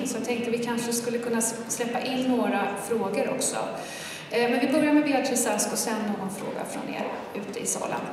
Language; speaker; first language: Swedish; native; Swedish